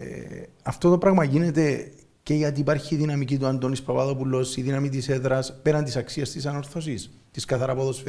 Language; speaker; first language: Greek; native; Greek